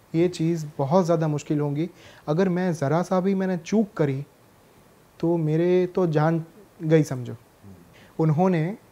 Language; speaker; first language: Hindi; non-native, local second language; Gujarati